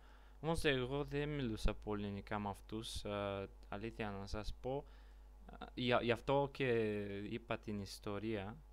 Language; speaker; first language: Greek; non-native, learner; Bulgarian